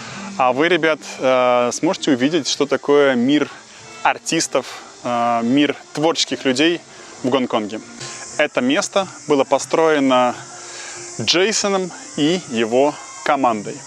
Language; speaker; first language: Russian; native; Russian